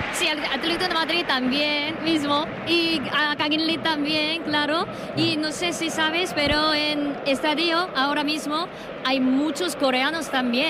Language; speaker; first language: Spanish; non-native, learner; Korean